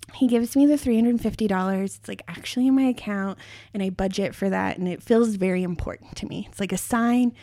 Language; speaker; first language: English; native; English